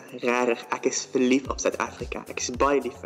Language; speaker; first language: Afrikaans; non-native, learner; Dutch